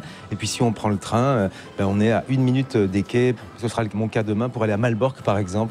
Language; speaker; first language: French; native; French